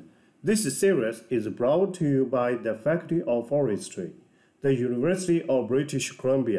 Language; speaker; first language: English; non-native, fluent; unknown